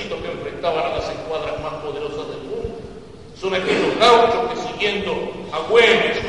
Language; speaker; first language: Spanish; native; Spanish